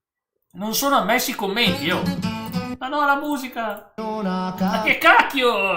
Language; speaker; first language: Italian; native; Italian